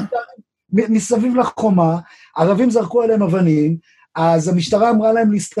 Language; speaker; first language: Hebrew; native; Hebrew